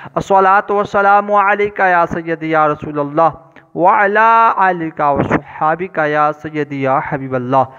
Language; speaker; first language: Urdu; non-native, local second language; Punjabi